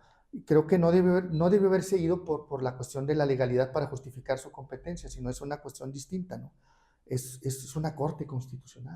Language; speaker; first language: Spanish; native; Spanish